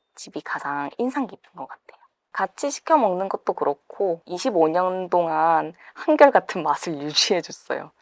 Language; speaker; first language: Korean; native; Korean